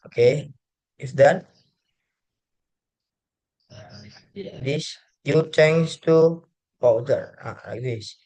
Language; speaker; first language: English; non-native, learner; Indonesian